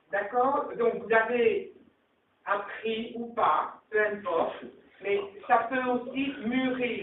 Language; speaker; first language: French; native; French